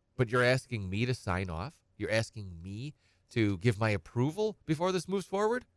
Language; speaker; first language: English; native; English